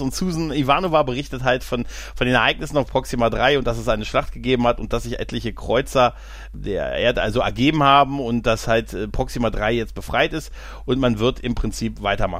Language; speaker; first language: German; native; German